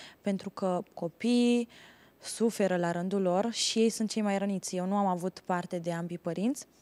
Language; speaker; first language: Romanian; native; Romanian